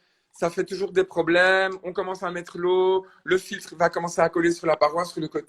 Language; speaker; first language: French; native; French